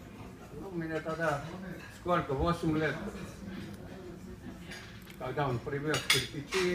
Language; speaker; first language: Russian; non-native, local second language; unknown